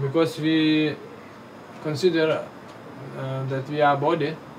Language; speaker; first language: English; non-native, fluent; Lithuanian